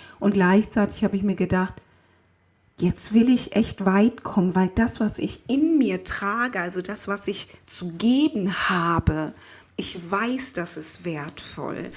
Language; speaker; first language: German; native; German